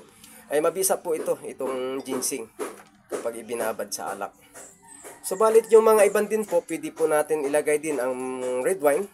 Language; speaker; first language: Filipino; native; Filipino